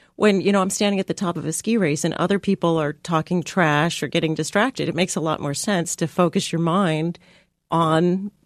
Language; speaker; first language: English; native; English